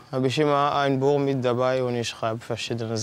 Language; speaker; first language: German; non-native, fluent; French